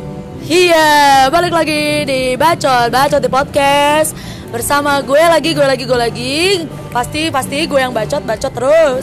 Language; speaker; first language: Indonesian; native; Indonesian